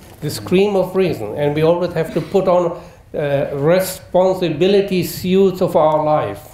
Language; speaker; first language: English; non-native, fluent; German